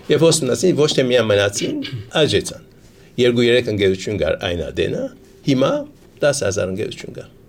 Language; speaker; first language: Armenian; early bilingual, heritage; Armenian